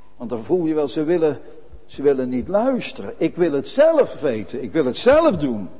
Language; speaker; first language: Dutch; native; Dutch